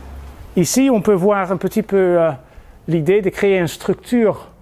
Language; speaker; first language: French; non-native, fluent; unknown